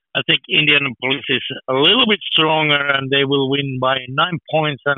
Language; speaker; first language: English; non-native, fluent; Finnish